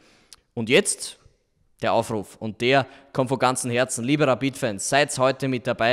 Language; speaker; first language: German; native; German